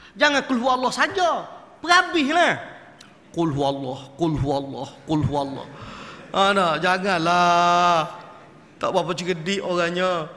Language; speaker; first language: Malay; native; Malay